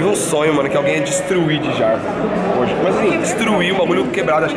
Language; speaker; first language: Portuguese; native; Portuguese